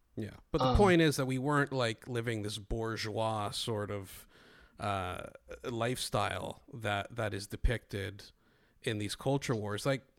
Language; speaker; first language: English; non-native, fluent; Greek